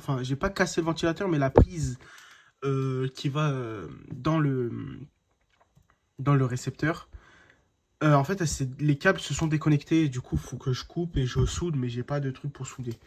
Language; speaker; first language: French; native; French